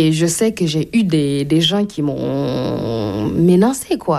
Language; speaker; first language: French; non-native, local second language; Mossi